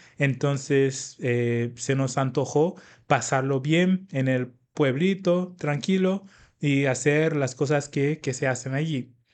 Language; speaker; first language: Spanish; non-native, fluent; English